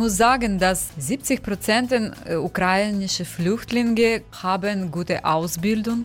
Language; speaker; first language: German; non-native, learner; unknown